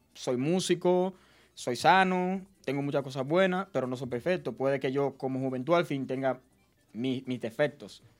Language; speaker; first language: Spanish; early bilingual, other home language; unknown